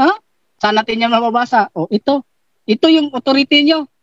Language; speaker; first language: Filipino; non-native, local second language; Cebuano